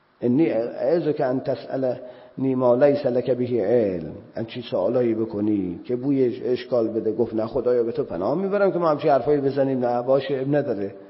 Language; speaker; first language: Persian; native; Persian